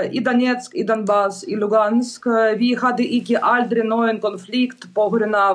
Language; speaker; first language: Norwegian; non-native, learner; Ukrainian